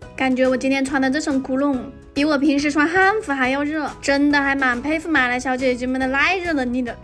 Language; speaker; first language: Chinese; native; Chinese